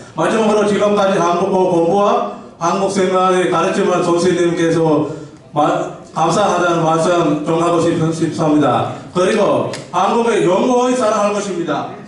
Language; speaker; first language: Korean; non-native, learner; Sinhala